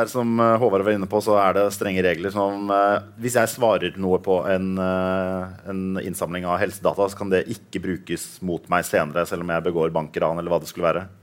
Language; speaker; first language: Norwegian; native; Norwegian